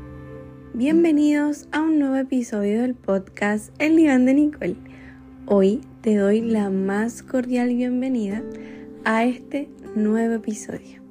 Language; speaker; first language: Spanish; native; Spanish